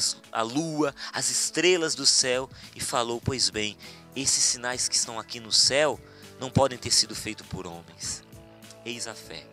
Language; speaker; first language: Portuguese; native; Portuguese